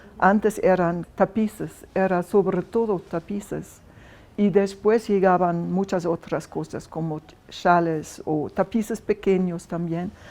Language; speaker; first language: Spanish; non-native, fluent; German